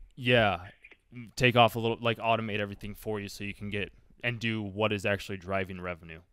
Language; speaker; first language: English; native; English